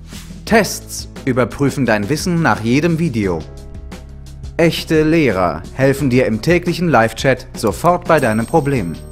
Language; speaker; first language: German; native; German